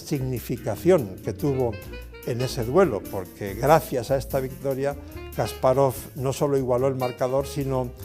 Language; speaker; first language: Spanish; native; Spanish